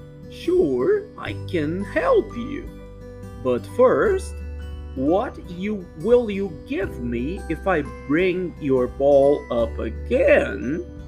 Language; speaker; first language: English; non-native, fluent; Portuguese